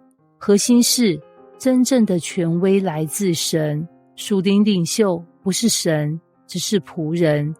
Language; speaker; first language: Chinese; native; Chinese